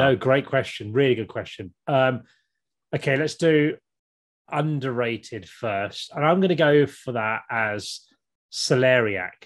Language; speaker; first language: English; native; English